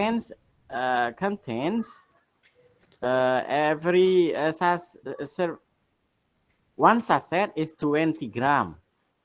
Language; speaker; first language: English; non-native, learner; Indonesian